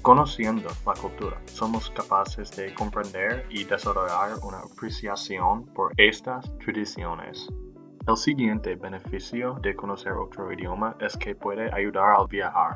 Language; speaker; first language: Spanish; non-native, learner; English